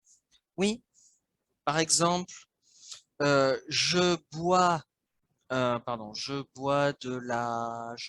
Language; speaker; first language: French; non-native, fluent; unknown